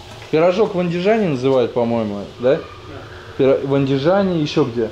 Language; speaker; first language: Russian; native; Russian